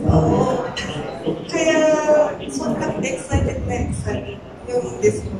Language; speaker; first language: Filipino; non-native, learner; Japanese